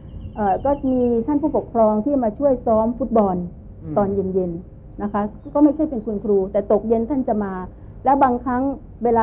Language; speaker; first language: Thai; native; Thai